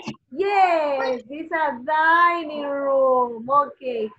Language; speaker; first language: English; non-native, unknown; Spanish